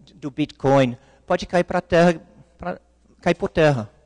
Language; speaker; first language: Portuguese; non-native, fluent; English